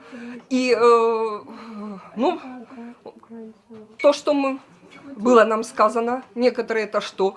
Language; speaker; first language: Russian; native; Russian